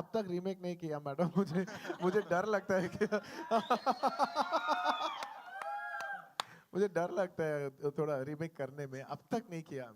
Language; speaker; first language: Hindi; non-native, local second language; Telugu